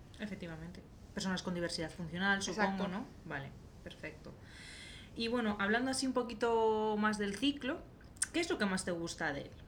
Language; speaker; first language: Spanish; native; Spanish